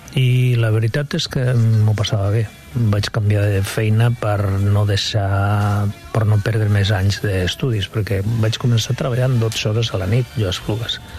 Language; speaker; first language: Catalan; non-native, local second language; Spanish